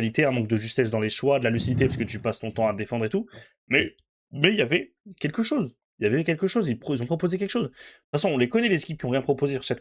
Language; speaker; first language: French; native; French